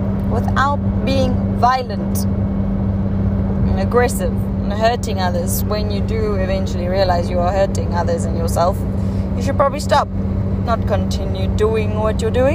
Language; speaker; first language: English; non-native, local second language; Afrikaans